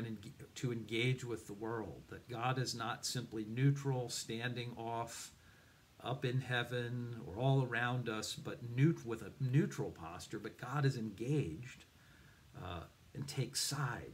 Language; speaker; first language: English; native; English